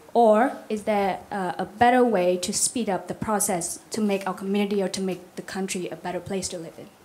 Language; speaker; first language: English; non-native, fluent; Vietnamese